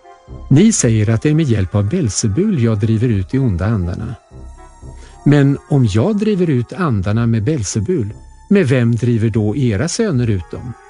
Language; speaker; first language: Swedish; native; Swedish